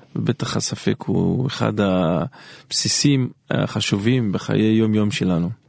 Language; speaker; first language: Hebrew; non-native, local second language; Arabic